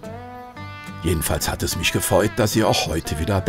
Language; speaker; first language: German; native; German